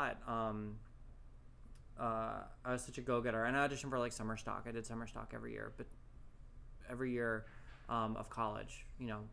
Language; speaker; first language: English; native; English